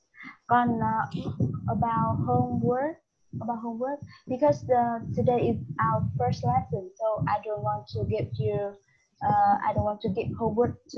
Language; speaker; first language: English; non-native, learner; Vietnamese